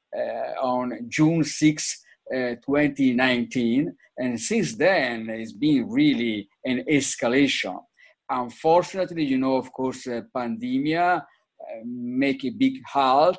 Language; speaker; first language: English; non-native, fluent; Italian